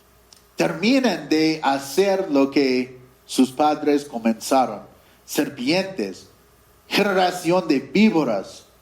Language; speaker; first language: Spanish; non-native, fluent; English